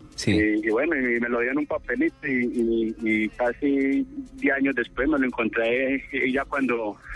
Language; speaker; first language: Spanish; native; Spanish